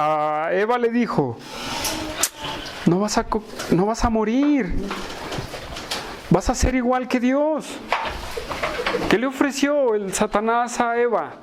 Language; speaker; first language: Spanish; native; Spanish